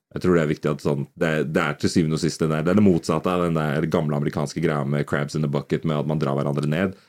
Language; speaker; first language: Norwegian; early bilingual, other home language; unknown